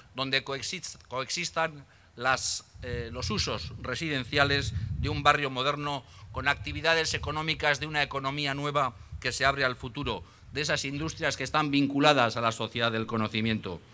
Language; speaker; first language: Spanish; native; Spanish